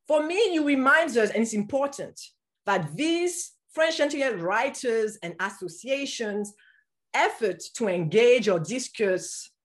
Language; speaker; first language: English; non-native, fluent; French